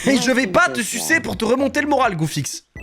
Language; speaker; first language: French; native; French